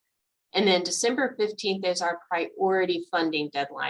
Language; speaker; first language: English; native; English